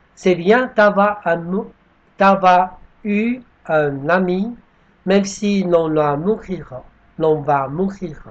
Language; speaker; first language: French; non-native, fluent; Chinese